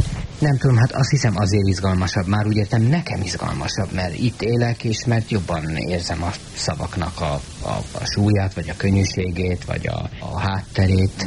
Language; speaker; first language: Hungarian; native; Hungarian